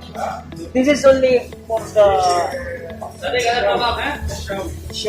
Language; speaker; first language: English; non-native, local second language; Filipino